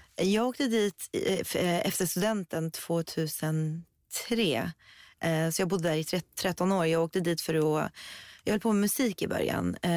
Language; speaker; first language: Swedish; early bilingual, other home language; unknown